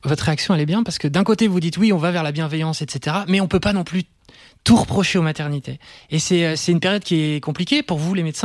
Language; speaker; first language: French; native; French